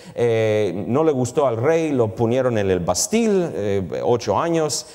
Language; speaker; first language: Spanish; early bilingual, heritage; Spanish